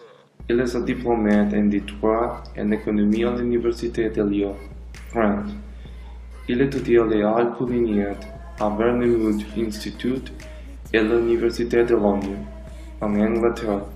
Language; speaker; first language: French; non-native, learner; Spanish